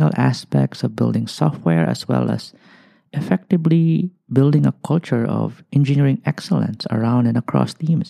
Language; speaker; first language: English; non-native, local second language; Bikol